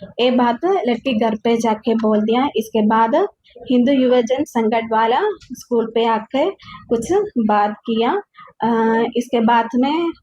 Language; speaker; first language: Hindi; non-native, local second language; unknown